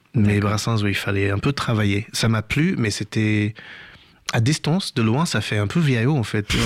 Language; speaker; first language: French; non-native, fluent; English